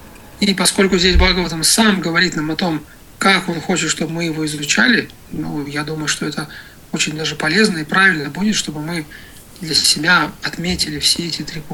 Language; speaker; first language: Russian; native; Russian